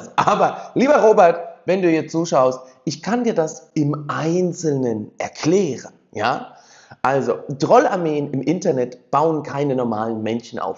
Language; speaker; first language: German; native; German